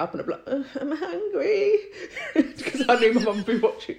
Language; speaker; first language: English; native; English